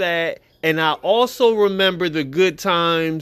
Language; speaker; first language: English; native; English